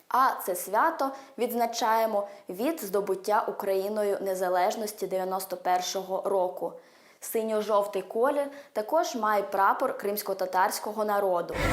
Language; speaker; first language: Ukrainian; early bilingual, heritage; Ukrainian